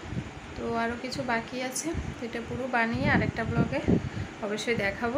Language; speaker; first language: Bangla; native; Bangla